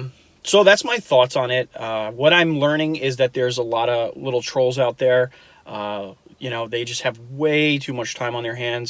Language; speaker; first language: English; native; English